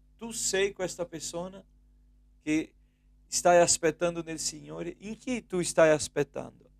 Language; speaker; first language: Italian; non-native, fluent; Portuguese